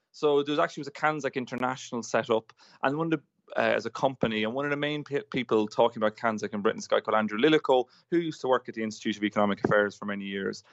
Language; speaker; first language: English; native; English